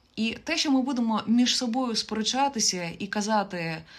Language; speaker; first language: Ukrainian; native; Ukrainian